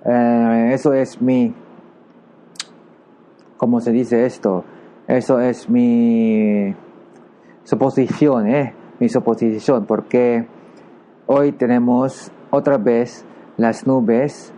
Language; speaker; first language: Spanish; non-native, learner; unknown